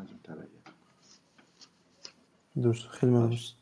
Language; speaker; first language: Persian; native; Persian